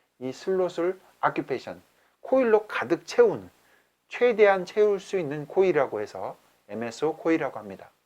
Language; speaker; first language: Korean; native; Korean